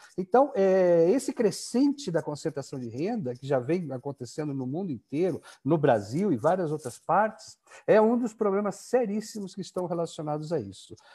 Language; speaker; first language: Portuguese; native; Portuguese